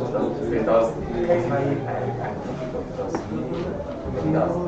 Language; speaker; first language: Spanish; non-native, learner; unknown